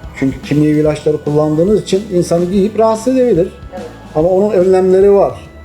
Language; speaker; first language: Turkish; native; Turkish